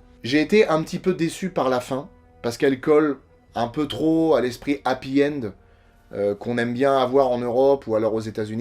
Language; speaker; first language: French; native; French